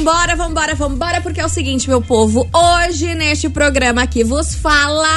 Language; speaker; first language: Portuguese; native; Portuguese